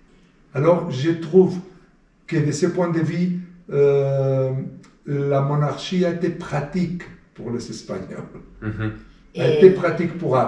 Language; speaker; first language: French; non-native, fluent; Spanish